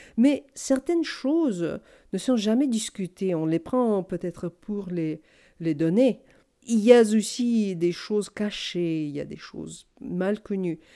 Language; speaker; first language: French; non-native, fluent; Russian